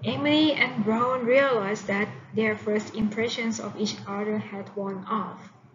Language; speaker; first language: English; non-native, fluent; Thai